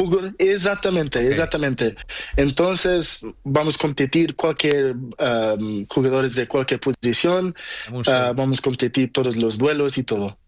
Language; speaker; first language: Spanish; non-native, learner; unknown